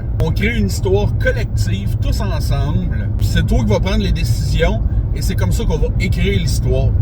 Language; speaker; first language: French; native; French